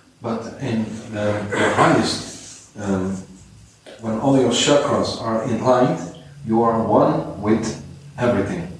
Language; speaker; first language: English; non-native, fluent; Dutch